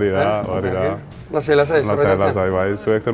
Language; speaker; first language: Basque; non-native, learner; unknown